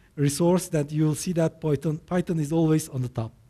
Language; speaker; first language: English; non-native, fluent; Turkish